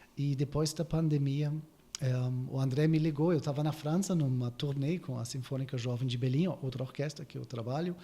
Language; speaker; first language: Portuguese; non-native, fluent; German